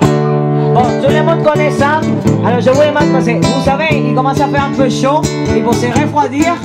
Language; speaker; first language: French; non-native, fluent; Spanish